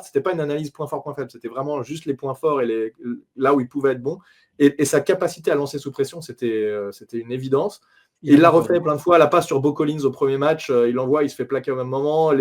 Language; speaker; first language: French; native; French